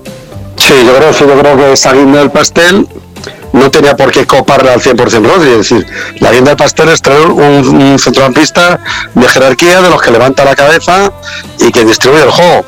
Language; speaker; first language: Spanish; native; Spanish